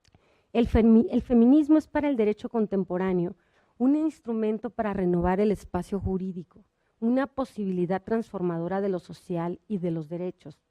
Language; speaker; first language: Spanish; native; Spanish